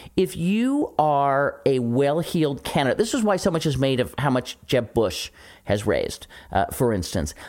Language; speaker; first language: English; native; English